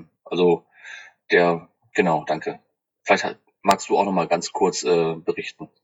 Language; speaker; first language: German; native; German